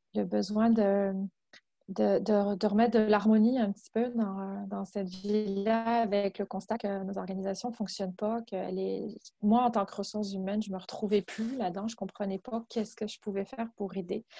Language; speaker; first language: French; native; French